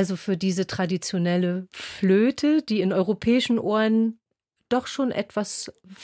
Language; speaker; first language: German; native; German